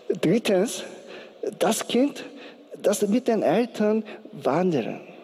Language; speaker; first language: German; non-native, learner; Korean